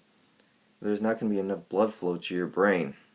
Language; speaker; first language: English; native; English